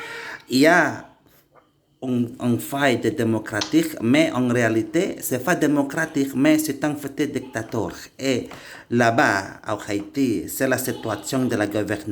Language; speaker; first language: French; non-native, learner; Indonesian